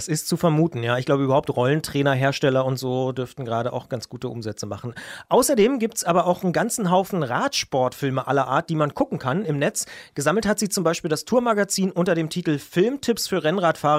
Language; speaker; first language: German; native; German